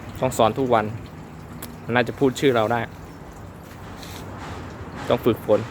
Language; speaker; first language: Thai; native; Thai